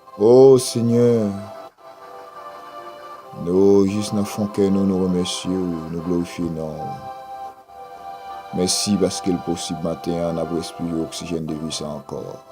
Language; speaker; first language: French; non-native, local second language; Haitian Creole